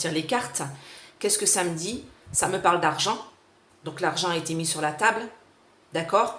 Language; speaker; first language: French; native; French